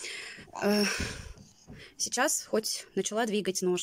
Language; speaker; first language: Russian; native; Russian